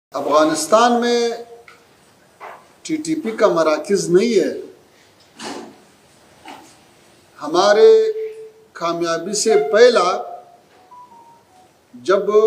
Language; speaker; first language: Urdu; non-native, fluent; Pashto